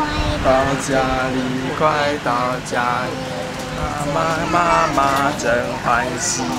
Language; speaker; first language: Chinese; native; Chinese